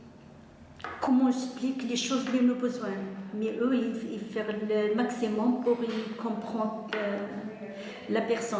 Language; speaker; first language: French; non-native, learner; Arabic